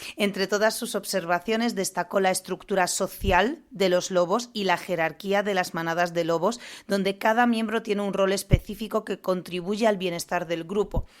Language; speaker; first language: Spanish; non-native, fluent; Polish